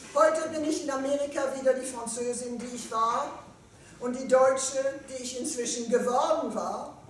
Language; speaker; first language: German; non-native, fluent; French